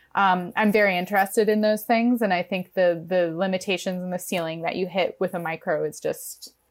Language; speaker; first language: English; native; English